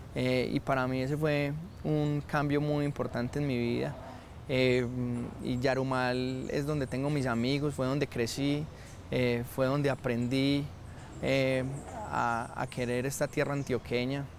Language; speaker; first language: Spanish; native; Spanish